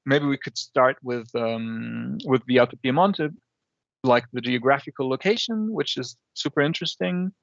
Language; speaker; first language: English; non-native, fluent; German